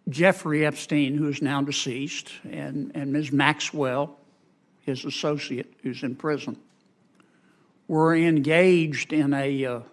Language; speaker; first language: English; native; English